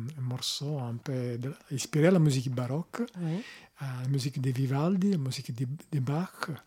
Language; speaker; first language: French; non-native, learner; Italian